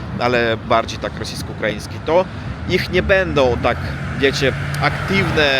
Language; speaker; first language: Polish; non-native, learner; Russian